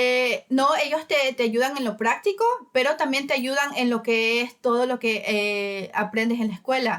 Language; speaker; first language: Spanish; early bilingual, heritage; Spanish